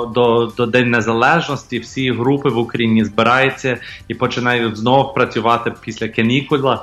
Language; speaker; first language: Ukrainian; early bilingual, heritage; English